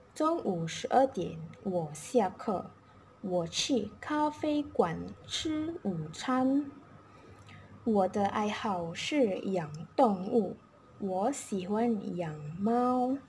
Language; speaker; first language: Chinese; non-native, learner; Malay